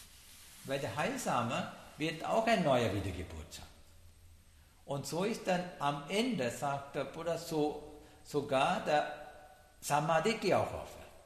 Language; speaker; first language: German; non-native, learner; Sinhala